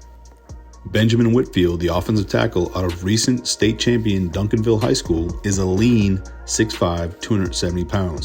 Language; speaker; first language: English; native; English